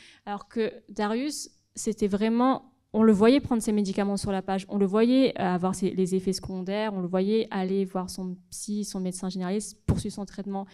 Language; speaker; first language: French; native; French